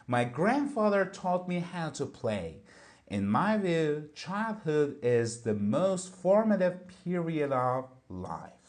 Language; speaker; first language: English; non-native, fluent; Persian